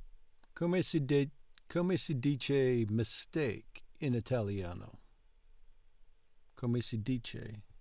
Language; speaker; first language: Italian; non-native, learner; English